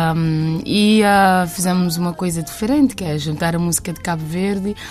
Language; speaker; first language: Portuguese; non-native, local second language; Kabuverdianu